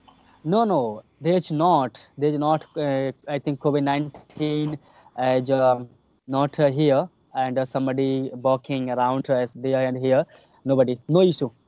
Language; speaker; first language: English; non-native, learner; Hindi